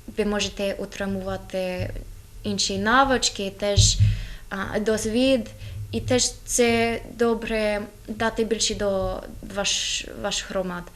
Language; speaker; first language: Ukrainian; non-native, learner; English